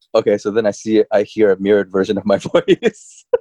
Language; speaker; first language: English; early bilingual, other home language; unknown